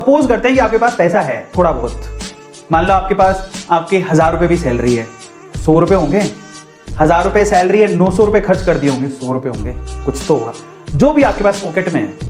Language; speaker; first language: Hindi; native; Hindi